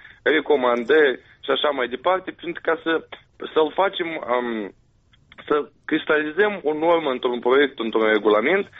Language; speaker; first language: Romanian; native; Romanian